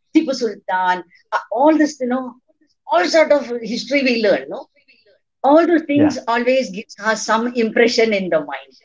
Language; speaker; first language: English; non-native, local second language; Malayalam